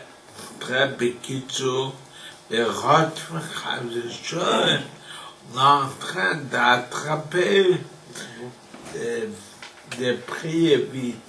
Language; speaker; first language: French; non-native, fluent; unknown